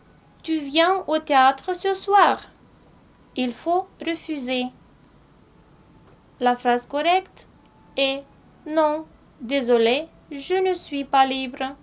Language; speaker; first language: French; non-native, fluent; Romanian